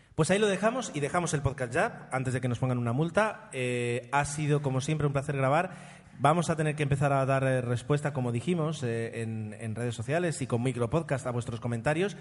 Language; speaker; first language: Spanish; non-native, fluent; Italian